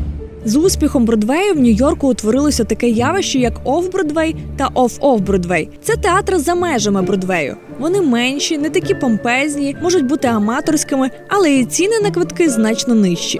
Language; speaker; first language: Ukrainian; native; Ukrainian